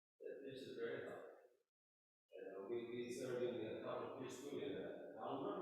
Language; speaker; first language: English; non-native, local second language; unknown